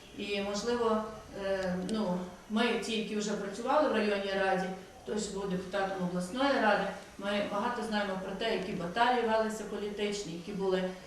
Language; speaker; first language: Ukrainian; native; Ukrainian